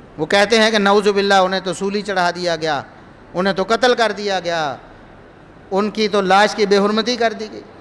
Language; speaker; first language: Urdu; non-native, local second language; Punjabi